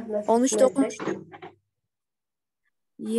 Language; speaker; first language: Turkish; non-native, learner; Kyrgyz